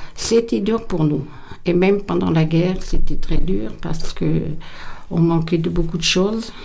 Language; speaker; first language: French; native; French